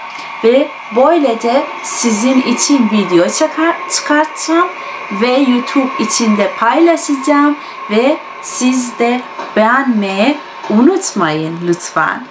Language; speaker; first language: Turkish; non-native, fluent; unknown